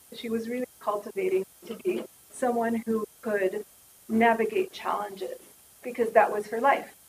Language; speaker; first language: English; native; English